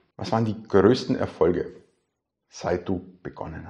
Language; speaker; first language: German; native; German